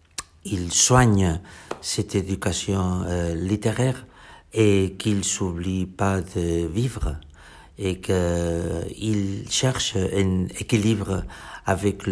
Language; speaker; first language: French; non-native, fluent; Catalan